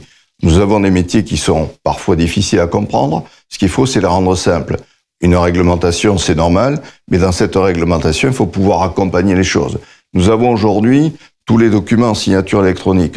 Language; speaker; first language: French; native; French